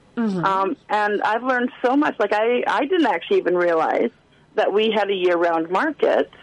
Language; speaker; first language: English; native; English